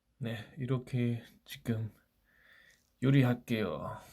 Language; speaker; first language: Korean; non-native, learner; German